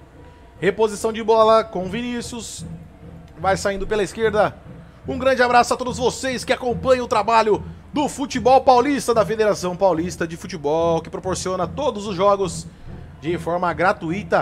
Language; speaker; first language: Portuguese; native; Portuguese